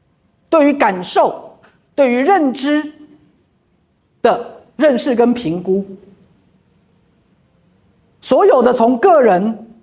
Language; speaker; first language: Chinese; native; Chinese